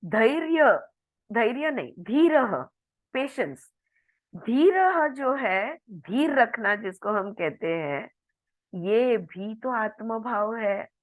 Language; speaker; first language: Hindi; non-native, local second language; Marathi